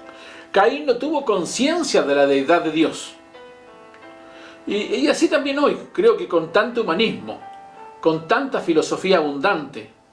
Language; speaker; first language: Spanish; native; Spanish